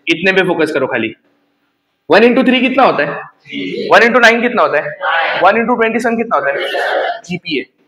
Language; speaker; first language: Hindi; native; Hindi